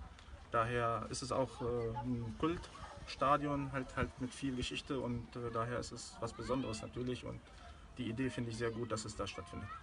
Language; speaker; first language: German; native; German